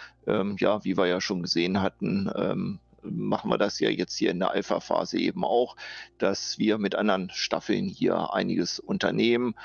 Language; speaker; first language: German; native; German